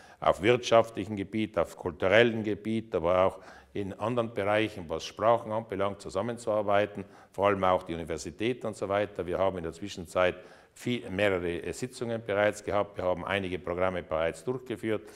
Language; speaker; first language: German; native; German